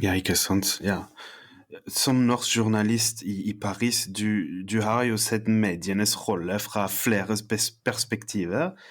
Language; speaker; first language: Norwegian; non-native, fluent; French